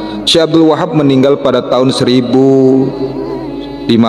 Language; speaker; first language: Indonesian; native; Indonesian